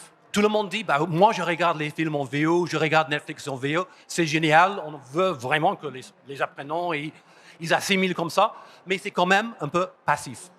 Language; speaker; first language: French; non-native, fluent; English